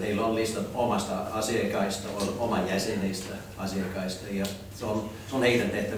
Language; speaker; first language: Finnish; non-native, fluent; English